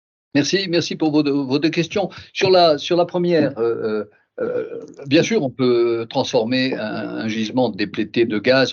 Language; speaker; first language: French; native; French